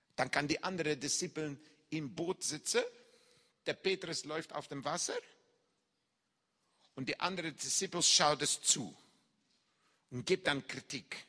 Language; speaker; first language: German; non-native, fluent; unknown